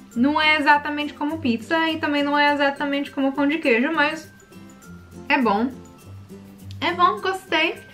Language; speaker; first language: Portuguese; early bilingual, heritage; Portuguese